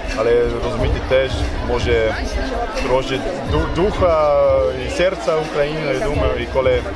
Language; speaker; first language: Ukrainian; non-native, learner; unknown